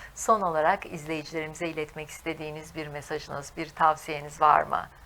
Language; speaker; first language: Turkish; native; Turkish